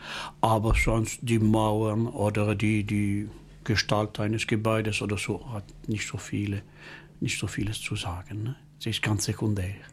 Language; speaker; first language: German; non-native, local second language; French